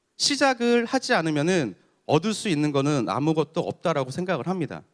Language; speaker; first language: Korean; native; Korean